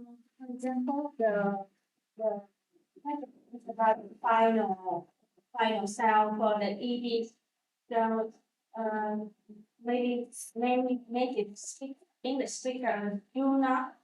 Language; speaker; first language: English; non-native, learner; Vietnamese